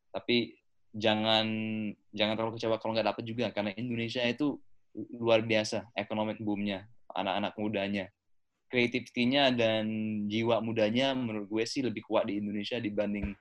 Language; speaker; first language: Indonesian; early bilingual, other home language; English